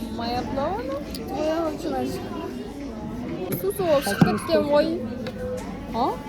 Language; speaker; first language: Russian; non-native, learner; Turkish